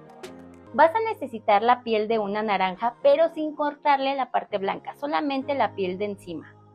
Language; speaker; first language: Spanish; native; Spanish